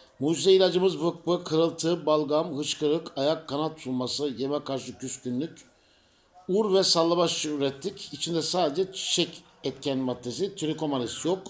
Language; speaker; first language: Turkish; native; Turkish